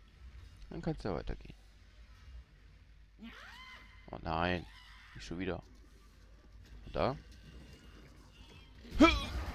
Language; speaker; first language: German; native; German